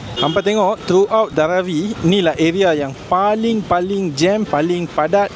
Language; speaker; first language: Malay; native; Malay